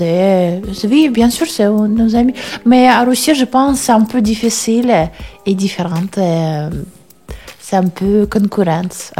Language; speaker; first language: French; non-native, learner; Russian